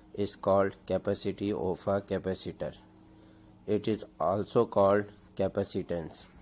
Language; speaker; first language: English; non-native, local second language; Urdu